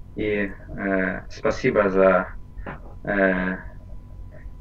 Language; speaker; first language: Russian; non-native, fluent; Polish